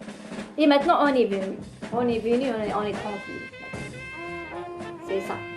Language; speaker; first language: French; non-native, local second language; Arabic